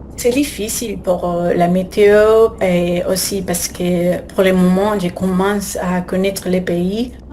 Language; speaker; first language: French; non-native, learner; Spanish